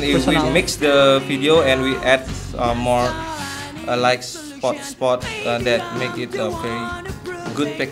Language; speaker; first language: English; non-native, learner; Indonesian